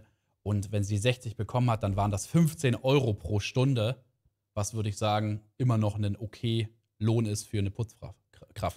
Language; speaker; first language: German; native; German